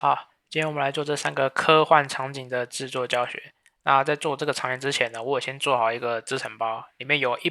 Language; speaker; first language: Chinese; native; Chinese